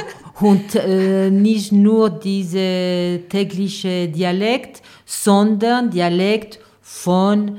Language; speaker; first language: German; non-native, fluent; French